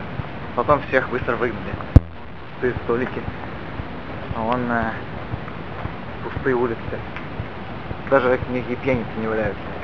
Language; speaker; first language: Russian; early bilingual, heritage; Russian